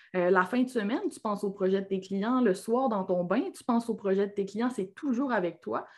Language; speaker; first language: French; native; French